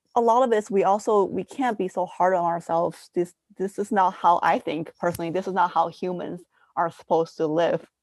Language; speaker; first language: English; early bilingual, other home language; Chinese